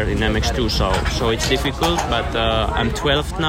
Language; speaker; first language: English; non-native, fluent; Finnish